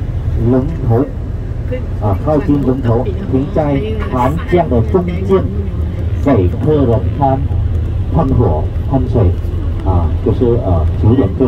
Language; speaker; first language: Chinese; non-native, fluent; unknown